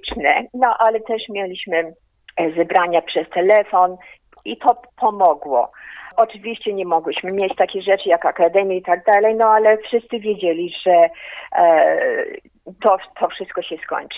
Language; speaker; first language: Polish; early bilingual, heritage; Polish